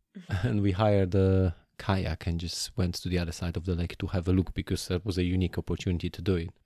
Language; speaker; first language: English; non-native, fluent; Polish